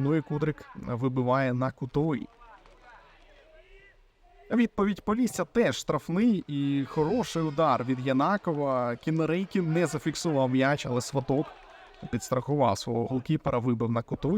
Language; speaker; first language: Ukrainian; native; Ukrainian